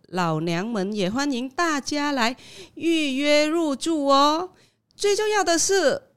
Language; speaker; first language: Chinese; non-native, fluent; Vietnamese